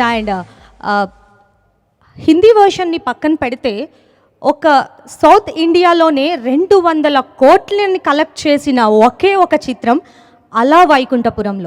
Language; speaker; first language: Telugu; native; Telugu